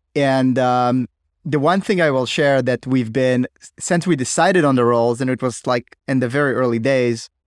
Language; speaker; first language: English; non-native, fluent; Hebrew